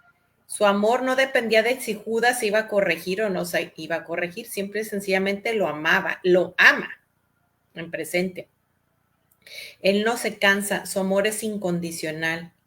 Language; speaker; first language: Spanish; native; Spanish